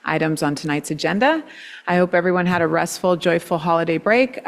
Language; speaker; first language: English; native; English